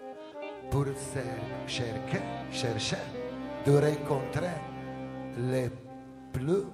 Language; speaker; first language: French; non-native, learner; Italian